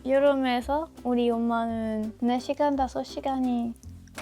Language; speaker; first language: Korean; non-native, learner; French